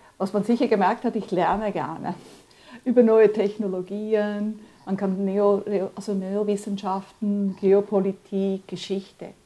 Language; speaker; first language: German; early bilingual, other home language; Spanish